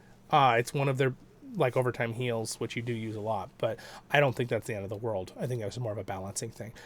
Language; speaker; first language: English; native; English